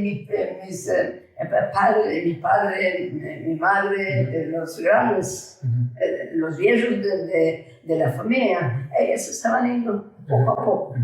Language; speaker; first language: Spanish; early bilingual, heritage; Ladino